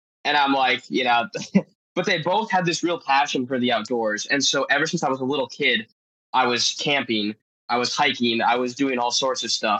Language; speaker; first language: English; native; English